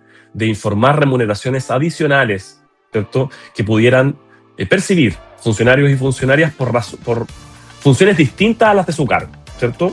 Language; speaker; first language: Spanish; native; Spanish